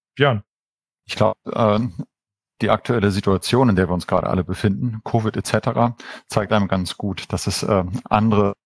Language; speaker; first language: German; native; German